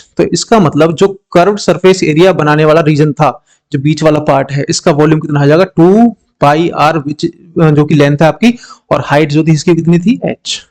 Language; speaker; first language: Hindi; native; Hindi